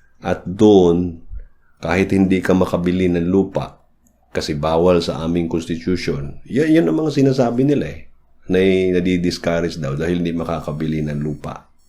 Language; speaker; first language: Filipino; native; Filipino